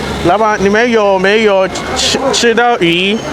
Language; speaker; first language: Chinese; non-native, learner; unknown